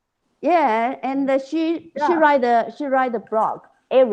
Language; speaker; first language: English; non-native, learner; Chinese